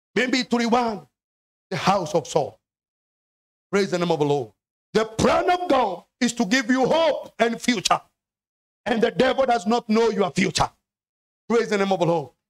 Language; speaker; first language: English; non-native, local second language; Swahili